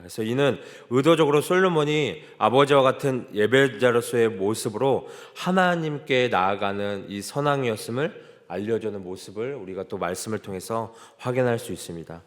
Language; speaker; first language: Korean; native; Korean